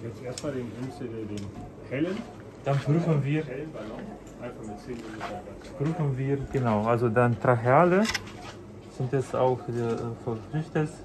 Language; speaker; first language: German; non-native, learner; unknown